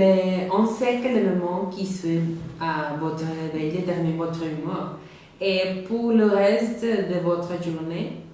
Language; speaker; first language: French; non-native, learner; Spanish